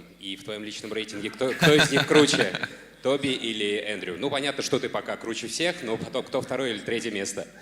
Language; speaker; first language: Russian; native; Russian